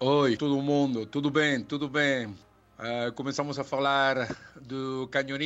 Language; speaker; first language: Portuguese; non-native, learner; Spanish